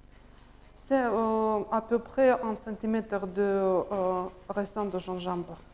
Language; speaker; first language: French; non-native, learner; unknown